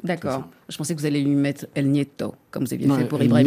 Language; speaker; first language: French; native; French